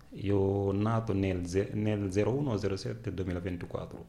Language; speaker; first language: Italian; non-native, learner; Wolof